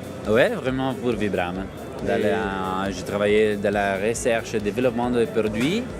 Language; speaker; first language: French; non-native, fluent; Italian